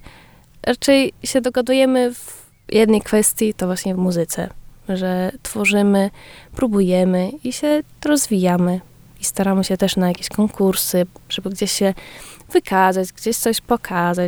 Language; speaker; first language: Polish; early bilingual, heritage; Polish